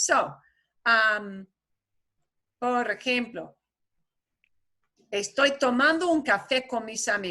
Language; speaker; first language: Spanish; non-native, fluent; English